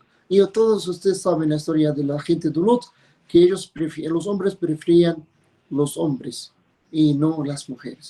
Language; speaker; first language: Spanish; non-native, fluent; Arabic